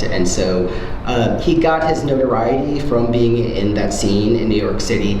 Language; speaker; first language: English; native; English